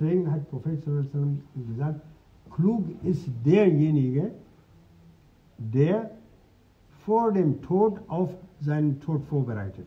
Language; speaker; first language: German; non-native, fluent; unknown